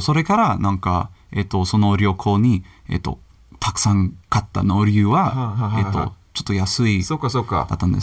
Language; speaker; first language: Japanese; non-native, learner; English